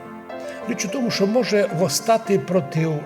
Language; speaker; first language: Ukrainian; non-native, local second language; Rusyn